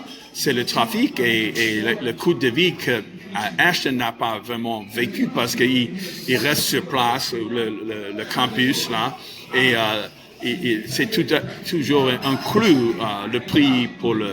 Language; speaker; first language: French; non-native, fluent; English